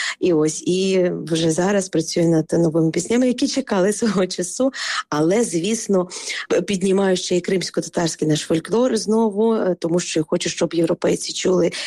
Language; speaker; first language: Ukrainian; non-native, local second language; Crimean Tatar